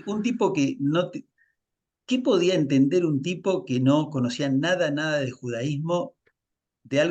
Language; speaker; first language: Spanish; native; Spanish